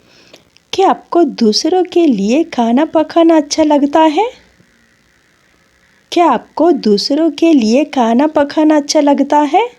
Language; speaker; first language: Hindi; non-native, local second language; Telugu